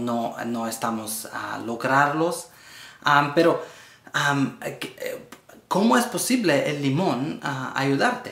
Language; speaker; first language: Spanish; non-native, learner; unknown